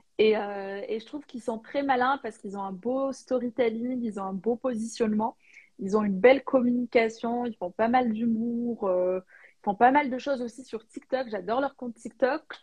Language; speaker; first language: French; non-native, local second language; Arabic